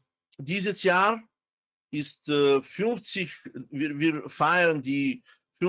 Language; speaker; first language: German; non-native, fluent; Romany